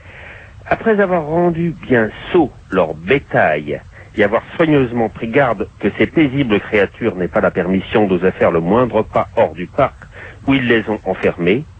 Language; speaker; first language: French; native; French